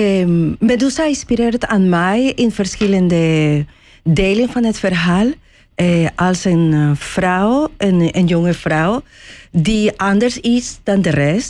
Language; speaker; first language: Dutch; non-native, learner; Spanish